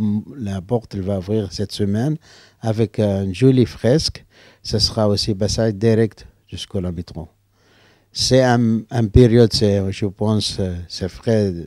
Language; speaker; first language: French; non-native, learner; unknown